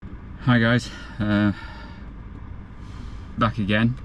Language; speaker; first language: English; native; English